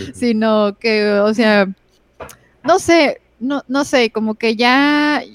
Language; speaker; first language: Spanish; native; Spanish